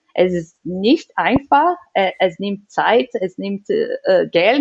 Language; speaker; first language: German; non-native, learner; Portuguese